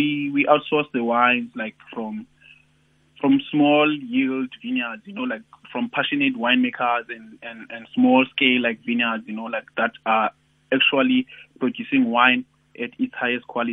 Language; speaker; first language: English; non-native, local second language; Xhosa